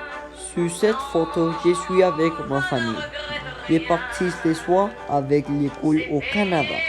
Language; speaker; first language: French; non-native, learner; Spanish